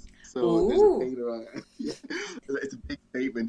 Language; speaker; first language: English; native; English